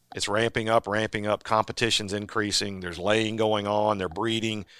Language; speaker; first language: English; native; English